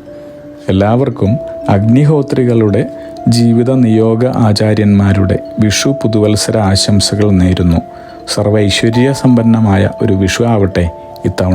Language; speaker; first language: Malayalam; native; Malayalam